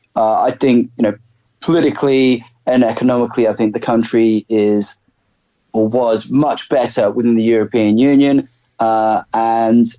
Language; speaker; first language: English; native; English